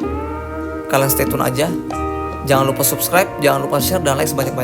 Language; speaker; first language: Indonesian; native; Indonesian